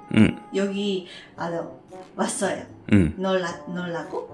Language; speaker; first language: Korean; non-native, learner; Japanese